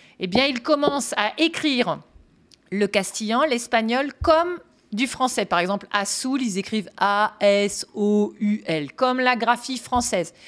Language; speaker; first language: French; native; French